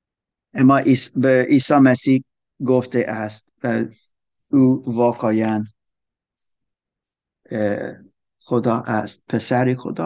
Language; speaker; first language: Persian; non-native, learner; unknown